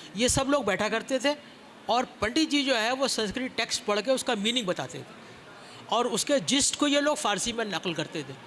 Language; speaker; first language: Urdu; native; Urdu